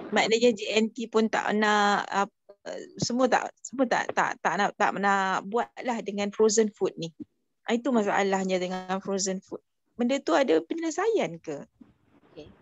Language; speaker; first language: Malay; native; Malay